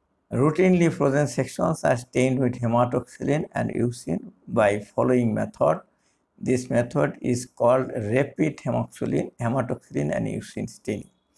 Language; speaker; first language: English; non-native, local second language; Bangla